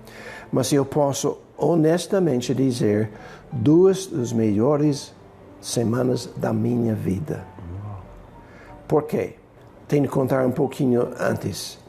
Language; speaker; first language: Portuguese; non-native, fluent; English